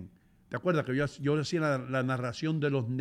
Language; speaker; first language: Spanish; native; Spanish